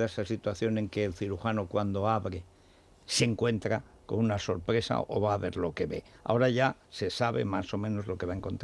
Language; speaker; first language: Spanish; native; Spanish